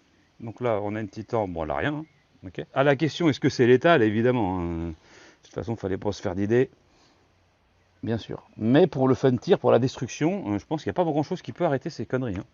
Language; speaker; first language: French; native; French